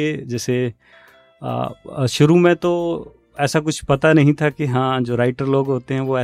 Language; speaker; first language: Hindi; native; Hindi